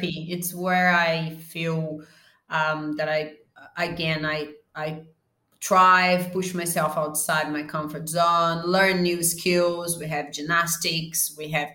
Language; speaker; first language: English; non-native, fluent; Portuguese